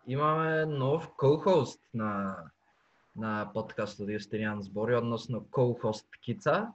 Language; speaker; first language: Macedonian; native; Macedonian